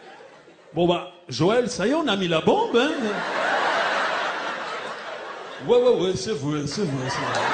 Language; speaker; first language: French; early bilingual, other home language; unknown